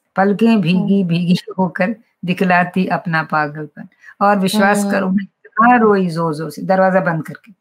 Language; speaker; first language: Hindi; non-native, local second language; Kashmiri